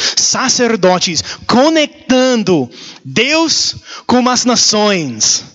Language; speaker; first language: Portuguese; non-native, learner; English